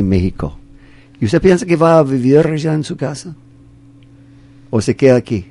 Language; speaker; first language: Spanish; non-native, fluent; English